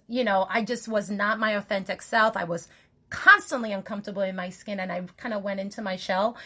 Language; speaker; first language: English; early bilingual, other home language; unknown